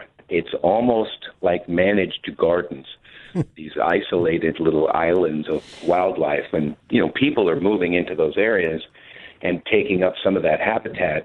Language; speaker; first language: English; native; English